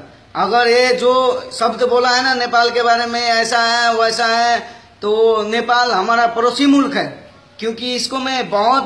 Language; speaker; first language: Hindi; non-native, local second language; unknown